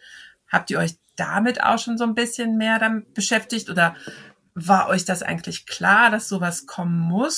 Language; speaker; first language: German; native; German